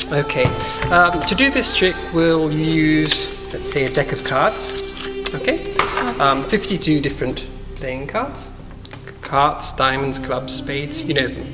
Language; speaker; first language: English; non-native, fluent; German